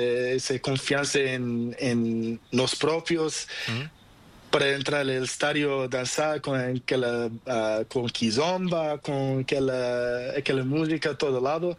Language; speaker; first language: Spanish; non-native, learner; Portuguese